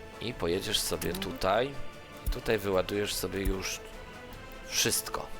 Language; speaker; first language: Polish; native; Polish